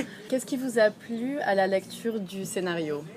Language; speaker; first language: French; native; French